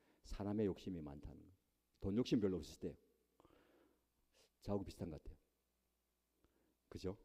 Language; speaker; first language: Korean; native; Korean